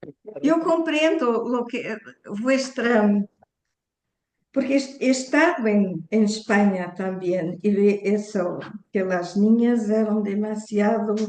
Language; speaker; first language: Spanish; early bilingual, heritage; Portuguese